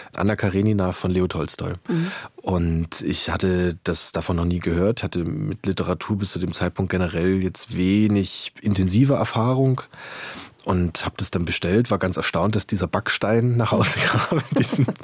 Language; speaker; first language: German; native; German